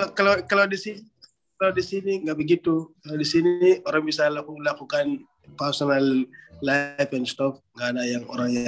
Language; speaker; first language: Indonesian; non-native, learner; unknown